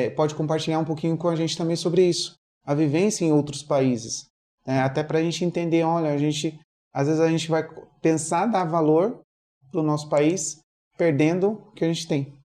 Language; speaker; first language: Portuguese; native; Portuguese